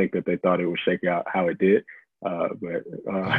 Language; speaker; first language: English; native; English